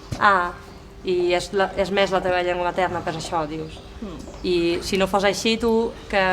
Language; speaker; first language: Catalan; non-native, fluent; German